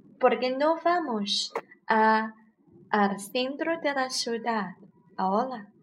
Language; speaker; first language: Spanish; non-native, learner; Chinese